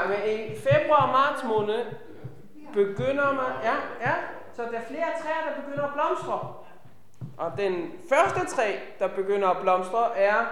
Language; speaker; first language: Danish; non-native, fluent; Hebrew